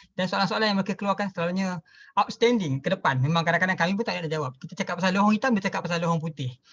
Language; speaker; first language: Malay; native; Malay